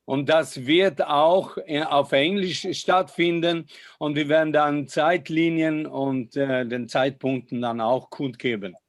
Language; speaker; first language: German; non-native, fluent; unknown